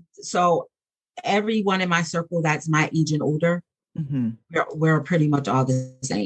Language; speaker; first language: English; native; English